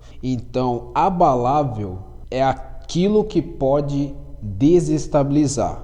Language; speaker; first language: Portuguese; native; Portuguese